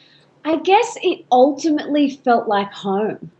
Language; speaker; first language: English; native; English